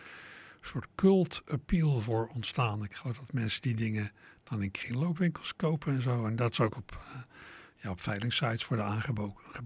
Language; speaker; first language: Dutch; native; Dutch